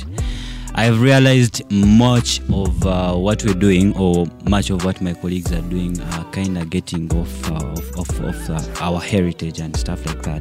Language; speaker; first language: English; non-native, local second language; Ganda